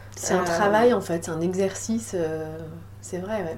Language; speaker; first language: French; native; French